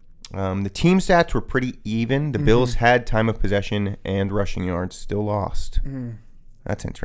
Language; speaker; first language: English; native; English